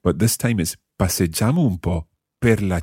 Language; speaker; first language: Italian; non-native, fluent; English